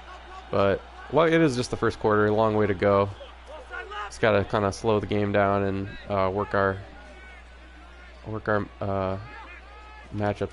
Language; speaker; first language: English; native; English